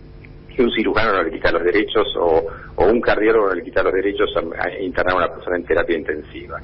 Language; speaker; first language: Spanish; native; Spanish